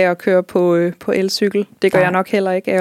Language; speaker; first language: Danish; native; Danish